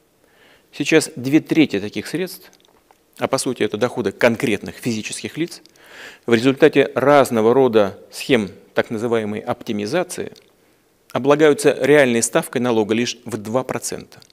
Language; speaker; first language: Russian; native; Russian